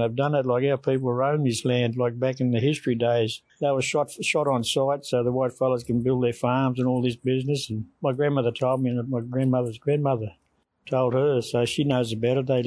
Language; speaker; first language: English; native; English